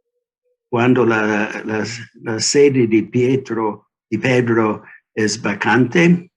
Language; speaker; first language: Spanish; non-native, learner; English